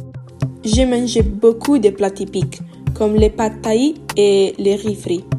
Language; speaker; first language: French; non-native, learner; Italian